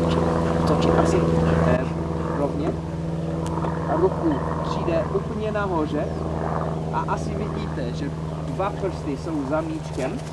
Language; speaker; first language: Czech; non-native, learner; English